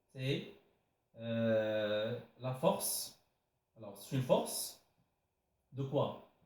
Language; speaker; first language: French; non-native, local second language; Arabic